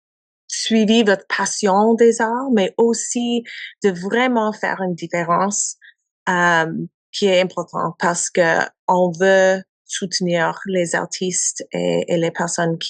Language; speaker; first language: French; non-native, learner; English